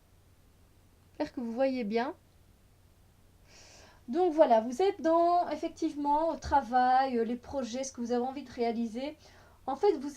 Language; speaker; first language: French; native; French